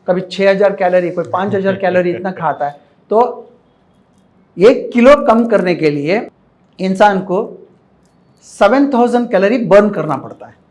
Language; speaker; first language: Hindi; non-native, local second language; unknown